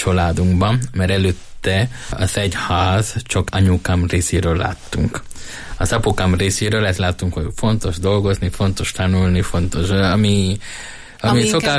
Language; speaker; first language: Hungarian; non-native, learner; Spanish